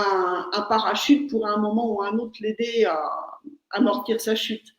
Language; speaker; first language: French; native; French